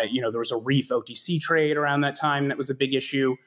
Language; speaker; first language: English; native; English